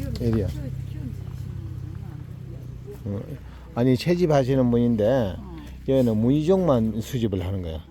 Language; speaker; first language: Korean; native; Korean